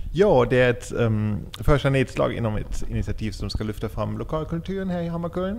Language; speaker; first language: Swedish; native; Swedish